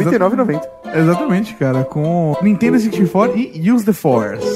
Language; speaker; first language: Portuguese; native; Portuguese